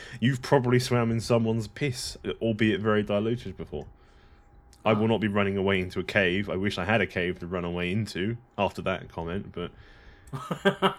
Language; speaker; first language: English; native; English